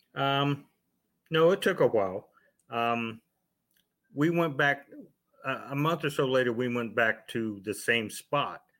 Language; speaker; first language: English; native; English